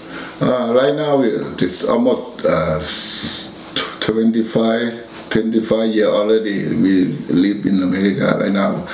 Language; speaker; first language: English; non-native, learner; Thai